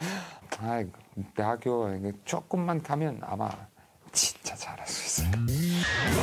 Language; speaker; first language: Korean; non-native, learner; French